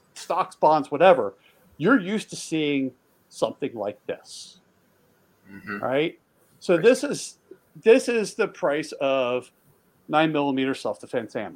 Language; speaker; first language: English; native; English